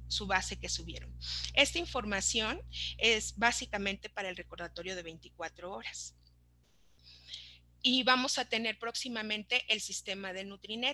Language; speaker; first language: Spanish; native; Spanish